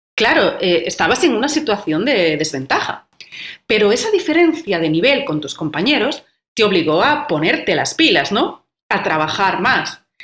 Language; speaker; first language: Spanish; native; Spanish